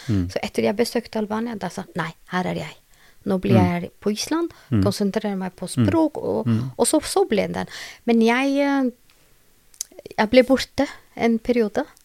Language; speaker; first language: Norwegian; non-native, learner; Albanian